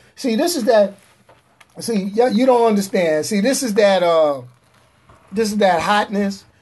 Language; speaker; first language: English; native; English